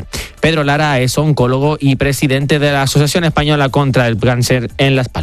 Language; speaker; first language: Spanish; native; Spanish